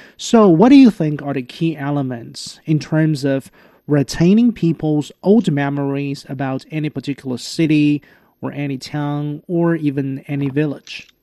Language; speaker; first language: English; non-native, fluent; Chinese